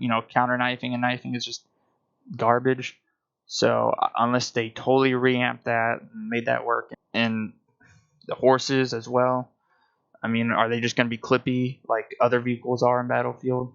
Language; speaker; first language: English; native; English